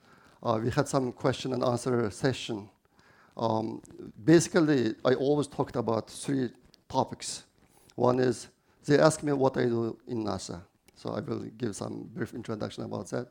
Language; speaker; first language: English; non-native, fluent; Chinese